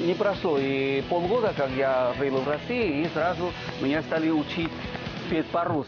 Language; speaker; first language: Russian; non-native, fluent; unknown